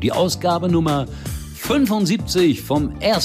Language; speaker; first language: German; native; German